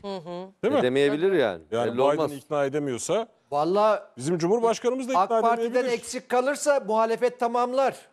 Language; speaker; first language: Turkish; native; Turkish